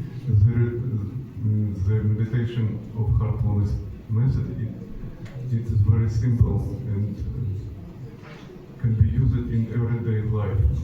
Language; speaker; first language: English; non-native, learner; Ukrainian